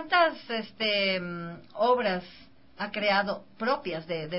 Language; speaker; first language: Spanish; native; Spanish